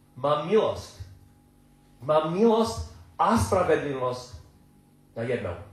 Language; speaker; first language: Czech; non-native, learner; English